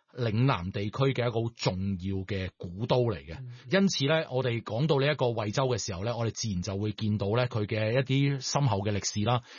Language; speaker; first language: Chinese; non-native, local second language; Cantonese